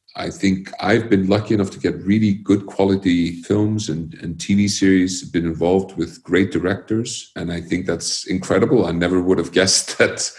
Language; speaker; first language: English; early bilingual, other home language; Icelandic